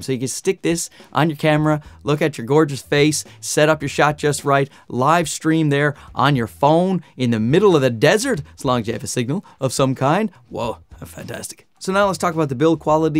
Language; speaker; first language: English; native; English